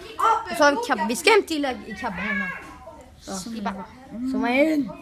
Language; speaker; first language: Swedish; native; Swedish